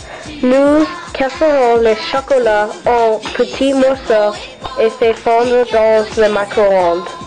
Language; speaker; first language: French; non-native, learner; English